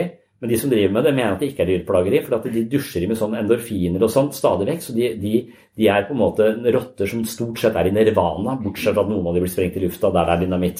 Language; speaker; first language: Norwegian; native; Norwegian